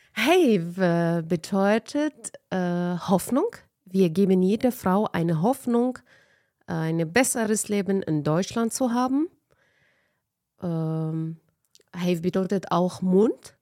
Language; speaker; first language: German; non-native, fluent; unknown